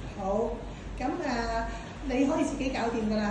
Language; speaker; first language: Cantonese; native; Cantonese